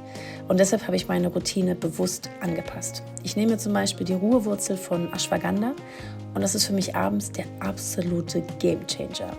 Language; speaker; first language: German; native; German